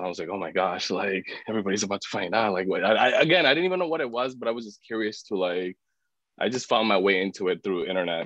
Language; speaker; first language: English; early bilingual, other home language; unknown